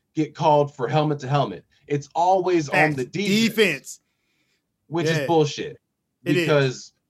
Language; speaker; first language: English; native; English